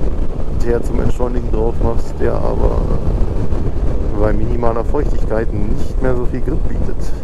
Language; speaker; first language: German; native; German